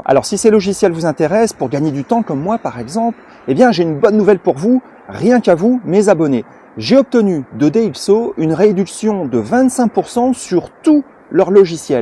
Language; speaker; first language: French; native; French